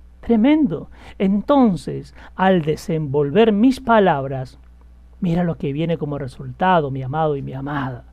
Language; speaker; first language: Spanish; native; Spanish